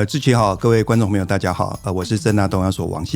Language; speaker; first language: Chinese; native; Chinese